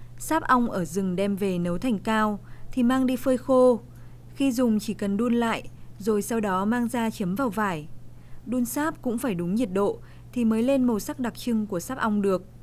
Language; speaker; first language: Vietnamese; non-native, local second language; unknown